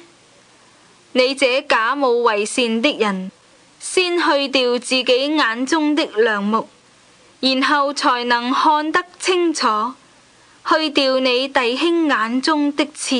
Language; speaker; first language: Cantonese; native; Cantonese